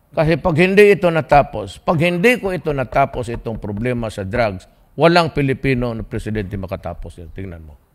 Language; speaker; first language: Filipino; non-native, local second language; Cebuano